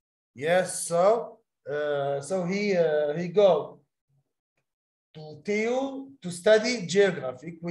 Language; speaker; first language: English; non-native, fluent; Arabic